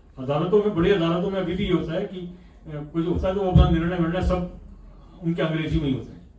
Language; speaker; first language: Hindi; native; Hindi